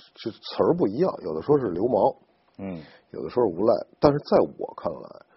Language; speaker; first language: Chinese; native; Chinese